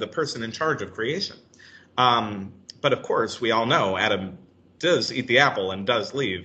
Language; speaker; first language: English; native; English